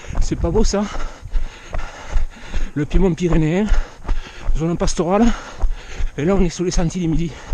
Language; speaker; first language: French; native; French